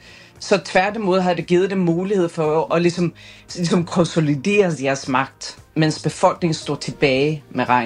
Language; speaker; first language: Danish; non-native, fluent; Persian